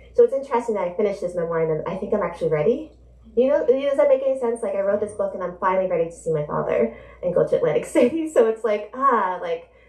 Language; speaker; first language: English; native; English